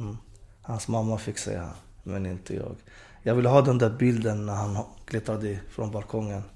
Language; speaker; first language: Swedish; non-native, fluent; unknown